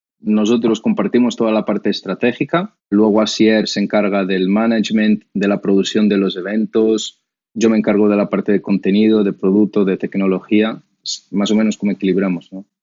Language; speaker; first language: Spanish; non-native, fluent; Portuguese